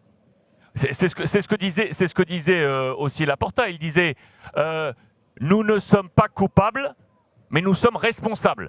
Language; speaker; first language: French; native; French